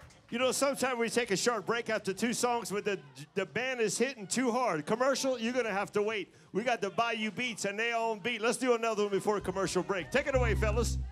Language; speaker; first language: English; early bilingual, other home language; French